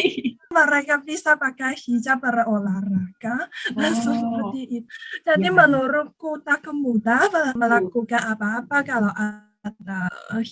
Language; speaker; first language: Indonesian; non-native, learner; Chinese